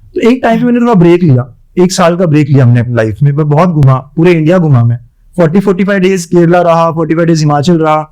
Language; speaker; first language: Hindi; non-native, local second language; Marathi